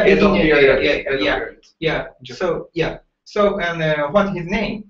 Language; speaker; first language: English; non-native, learner; Japanese